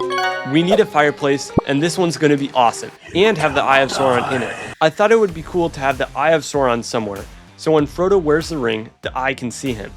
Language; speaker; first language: English; native; English